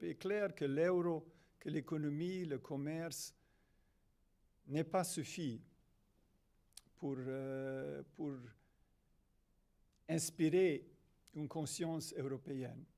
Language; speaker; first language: French; non-native, fluent; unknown